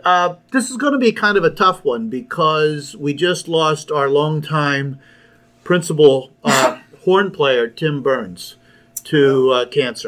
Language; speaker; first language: English; native; English